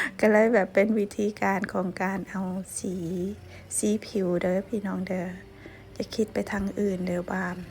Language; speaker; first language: Thai; non-native, local second language; Lao